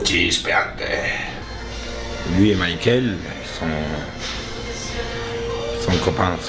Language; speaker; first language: French; non-native, learner; Spanish